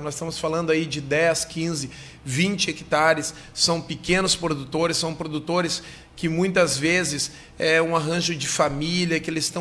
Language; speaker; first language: Portuguese; native; Portuguese